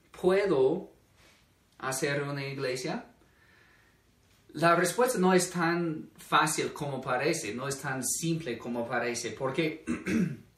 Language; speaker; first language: Spanish; non-native, fluent; English